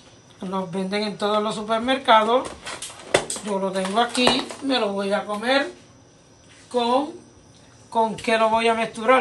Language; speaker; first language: Spanish; native; Spanish